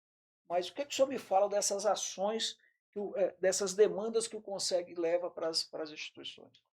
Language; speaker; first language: Portuguese; native; Portuguese